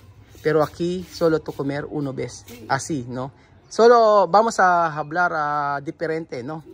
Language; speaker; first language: Spanish; non-native, learner; Filipino